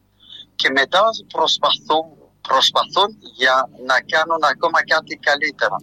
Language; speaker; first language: Greek; non-native, fluent; French